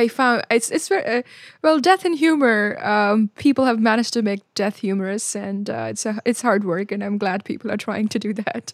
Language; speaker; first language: English; non-native, local second language; Hindi